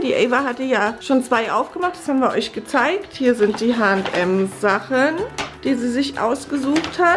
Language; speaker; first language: German; native; German